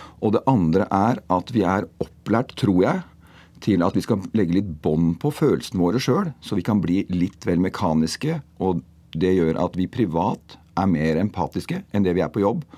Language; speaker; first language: Norwegian; native; Norwegian